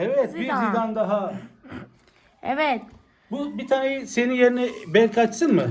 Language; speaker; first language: Turkish; native; Turkish